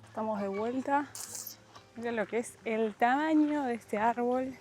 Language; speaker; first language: Spanish; native; Spanish